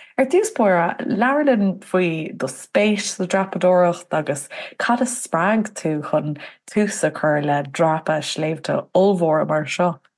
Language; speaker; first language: Irish; non-native, local second language; English